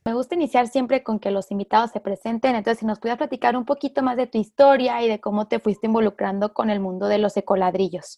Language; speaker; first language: Spanish; native; Spanish